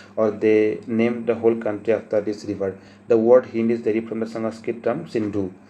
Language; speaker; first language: English; non-native, local second language; Assamese